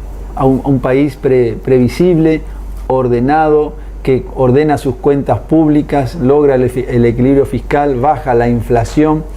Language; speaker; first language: Spanish; native; Spanish